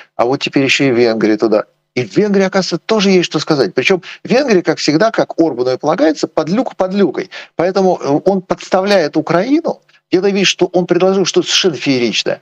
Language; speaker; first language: Russian; native; Russian